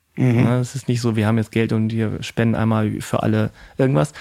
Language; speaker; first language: German; native; German